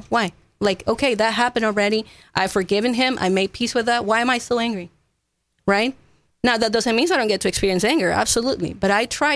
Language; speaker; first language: English; non-native, fluent; Spanish